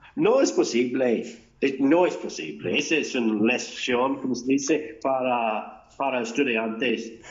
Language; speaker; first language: Spanish; non-native, learner; English